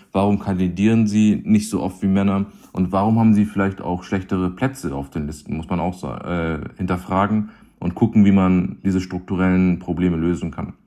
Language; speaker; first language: German; native; German